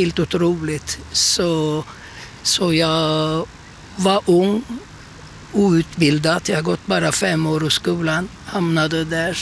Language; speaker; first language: Swedish; non-native, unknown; Turkish